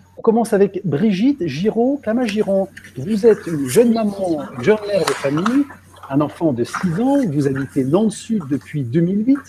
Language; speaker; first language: French; native; French